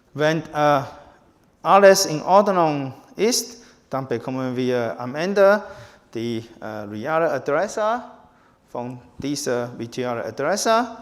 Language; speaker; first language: German; non-native, fluent; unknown